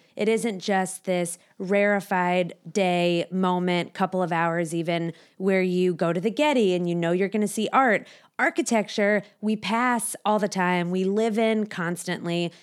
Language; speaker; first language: English; native; English